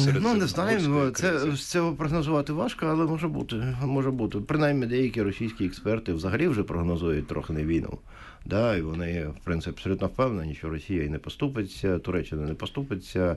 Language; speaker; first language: Ukrainian; native; Ukrainian